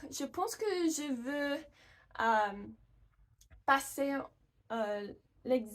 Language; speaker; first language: French; non-native, learner; English